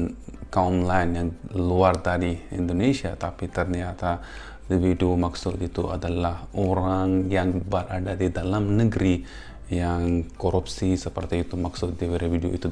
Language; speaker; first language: Indonesian; non-native, fluent; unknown